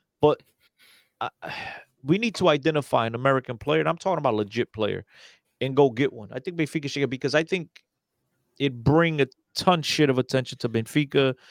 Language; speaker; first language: English; early bilingual, other home language; Portuguese